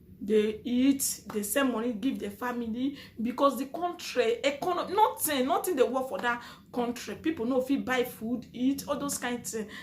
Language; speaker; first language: Nigerian Pidgin; native; Nigerian Pidgin